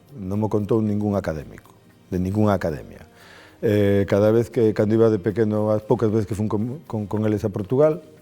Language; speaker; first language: Galician; non-native, local second language; Spanish